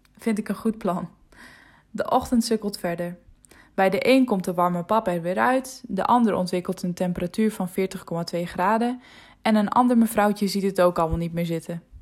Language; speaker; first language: Dutch; non-native, local second language; Western Frisian